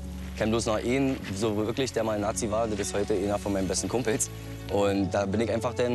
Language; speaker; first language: German; native; German